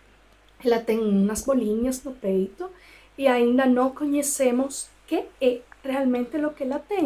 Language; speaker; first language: Portuguese; non-native, fluent; Spanish